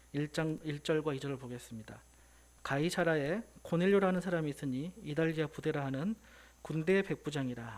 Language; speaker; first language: Korean; native; Korean